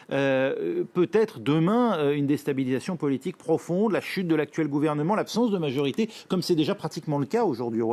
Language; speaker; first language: French; native; French